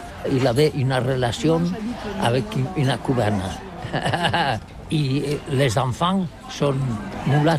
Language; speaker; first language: French; non-native, learner; Catalan